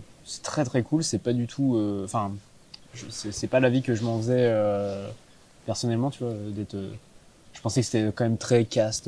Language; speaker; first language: French; native; French